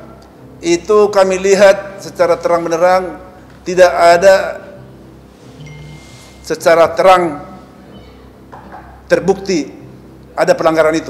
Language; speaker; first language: Indonesian; native; Indonesian